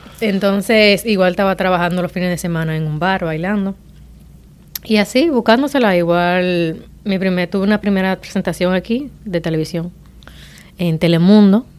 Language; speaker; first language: Spanish; native; Spanish